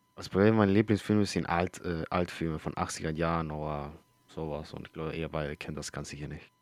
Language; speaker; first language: German; early bilingual, other home language; Spanish